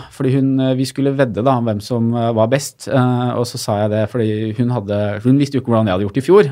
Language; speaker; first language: Norwegian; native; Norwegian